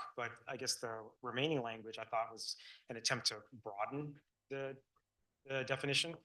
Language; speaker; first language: English; non-native, fluent; Chinese